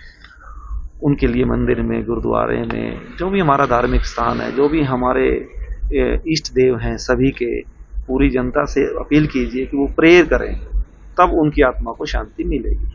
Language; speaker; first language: Hindi; native; Hindi